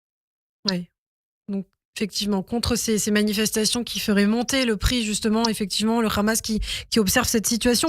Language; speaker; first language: French; native; French